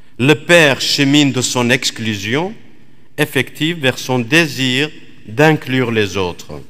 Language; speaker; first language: French; non-native, fluent; Assyrian Neo-Aramaic